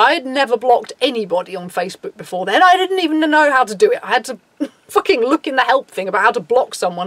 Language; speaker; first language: English; native; English